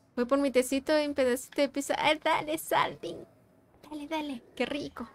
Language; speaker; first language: Spanish; native; Spanish